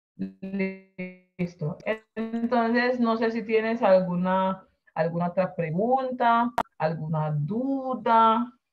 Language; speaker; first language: Spanish; non-native, local second language; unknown